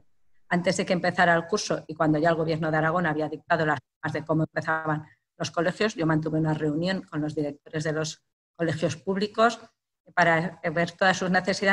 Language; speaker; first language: Spanish; native; Spanish